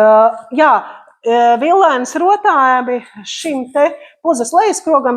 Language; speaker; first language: Latvian; native; Latvian